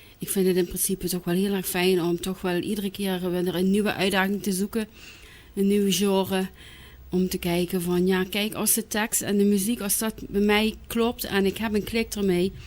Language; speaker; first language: Dutch; native; Dutch